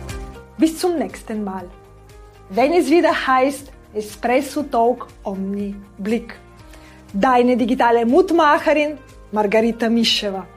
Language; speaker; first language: German; non-native, fluent; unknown